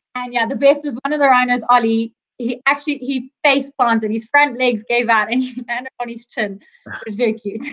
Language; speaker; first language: English; native; English